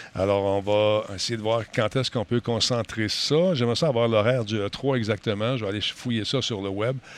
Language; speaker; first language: French; native; French